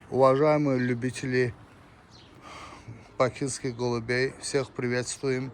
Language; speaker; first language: Russian; non-native, local second language; Azerbaijani